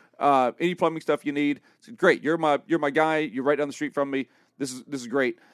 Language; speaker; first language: English; native; English